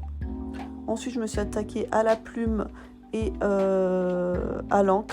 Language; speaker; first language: French; native; French